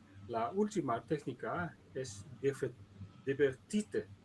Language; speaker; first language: Spanish; non-native, learner; Dutch